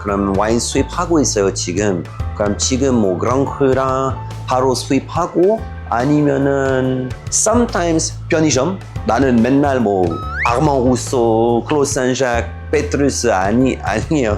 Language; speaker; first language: Korean; non-native, learner; French